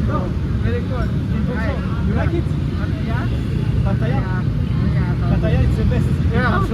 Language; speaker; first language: English; non-native, learner; French